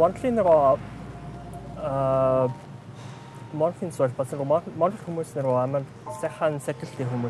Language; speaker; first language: Mongolian; non-native, learner; English